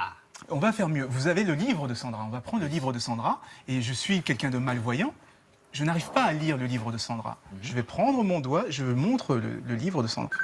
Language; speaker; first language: French; native; French